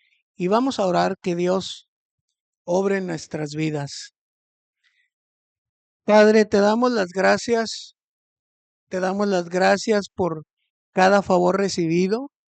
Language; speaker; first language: Spanish; native; Spanish